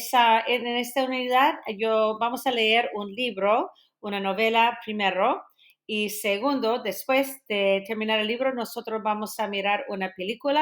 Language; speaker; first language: Spanish; non-native, fluent; English